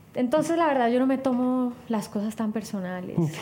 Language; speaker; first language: Spanish; native; Spanish